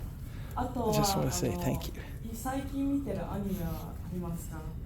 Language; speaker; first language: Japanese; non-native, fluent; English